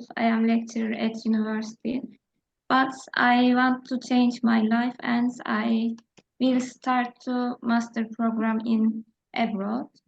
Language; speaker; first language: English; non-native, learner; Turkish